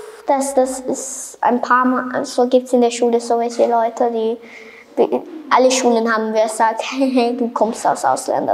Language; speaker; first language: German; early bilingual, other home language; Hungarian